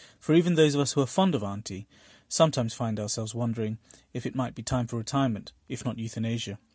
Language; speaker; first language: English; early bilingual, other home language; Bangla